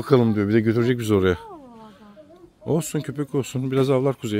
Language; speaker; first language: Turkish; native; Turkish